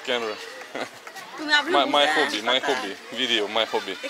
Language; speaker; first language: English; non-native, learner; Russian